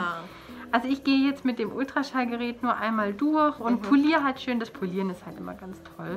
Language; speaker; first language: German; native; German